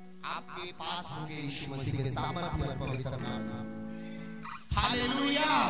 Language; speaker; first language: Hindi; non-native, local second language; Punjabi